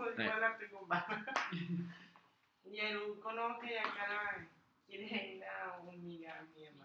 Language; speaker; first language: Japanese; non-native, learner; Spanish